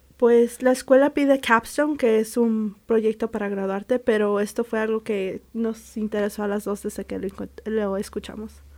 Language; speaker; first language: Spanish; early bilingual, heritage; Spanish